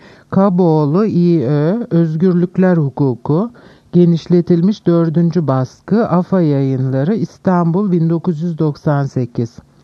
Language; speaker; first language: Turkish; native; Turkish